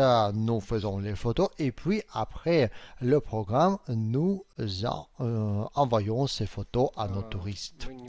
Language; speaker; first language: French; non-native, fluent; Russian